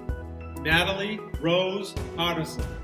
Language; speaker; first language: English; native; English